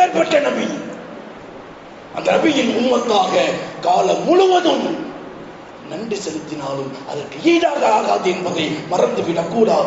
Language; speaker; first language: Tamil; native; Tamil